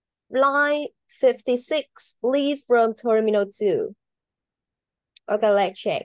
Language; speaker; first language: English; non-native, learner; Vietnamese